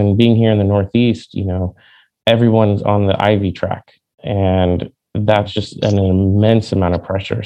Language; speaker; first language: English; native; English